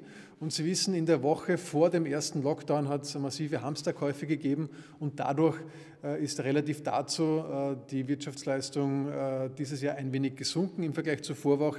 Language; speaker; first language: German; native; German